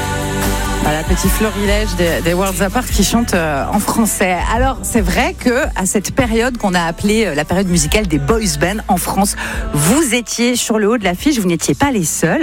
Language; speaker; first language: French; native; French